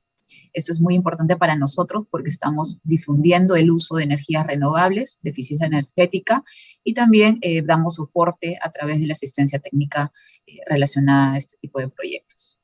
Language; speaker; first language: Spanish; native; Spanish